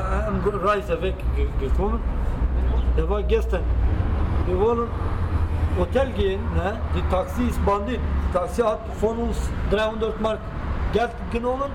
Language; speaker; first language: German; non-native, learner; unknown